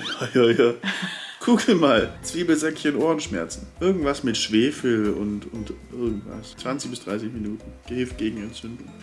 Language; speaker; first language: German; native; German